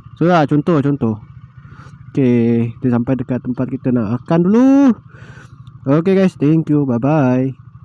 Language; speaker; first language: Malay; native; Malay